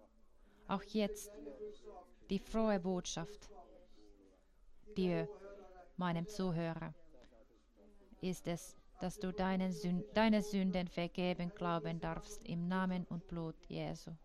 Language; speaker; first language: German; non-native, fluent; Finnish